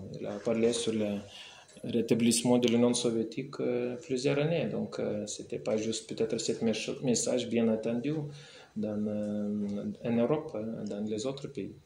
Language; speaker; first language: French; non-native, fluent; Lithuanian